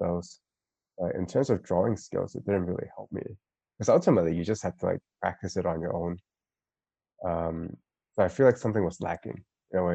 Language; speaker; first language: English; non-native, local second language; Cantonese